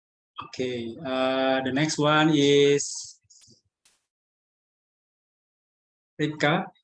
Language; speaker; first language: English; non-native, learner; Indonesian